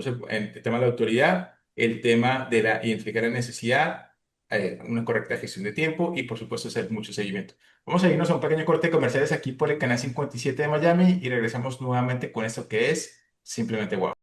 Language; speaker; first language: Spanish; native; Spanish